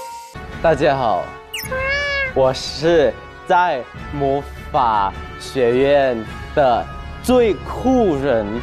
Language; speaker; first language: Chinese; non-native, learner; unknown